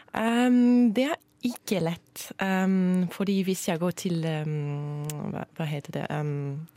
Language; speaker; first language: Norwegian; non-native, learner; French